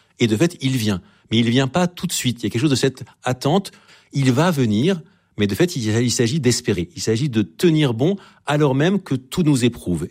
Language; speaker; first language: French; native; French